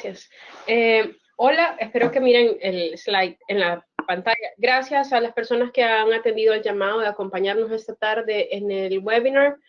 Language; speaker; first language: Spanish; native; Spanish